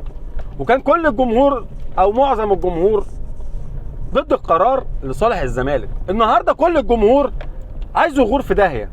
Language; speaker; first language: Arabic; native; Arabic